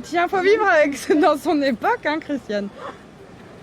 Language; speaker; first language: French; native; French